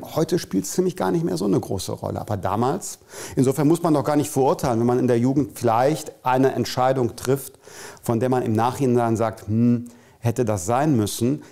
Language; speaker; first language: German; native; German